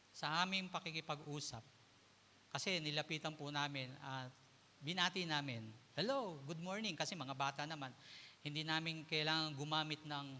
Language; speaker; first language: Filipino; native; Filipino